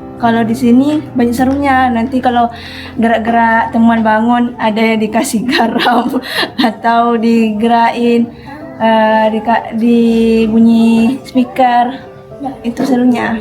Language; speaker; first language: Indonesian; native; Indonesian